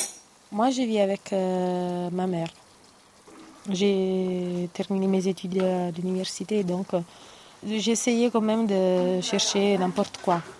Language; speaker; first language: French; non-native, fluent; Italian